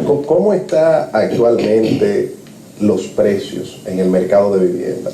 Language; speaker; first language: Spanish; native; Spanish